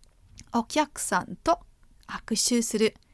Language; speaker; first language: Japanese; non-native, fluent; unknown